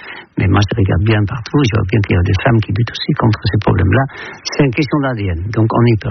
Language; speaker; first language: French; non-native, fluent; Dutch